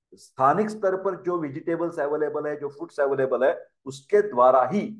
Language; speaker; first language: Hindi; non-native, local second language; Marathi